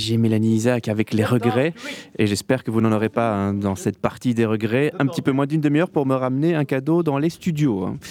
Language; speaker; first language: French; native; French